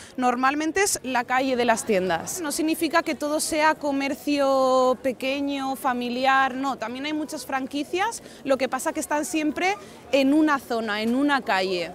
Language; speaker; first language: Spanish; native; Spanish